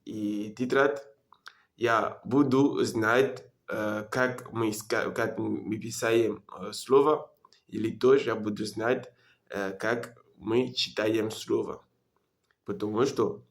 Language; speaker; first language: Russian; non-native, learner; French